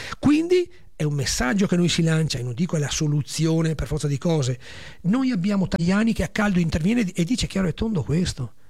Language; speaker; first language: Italian; native; Italian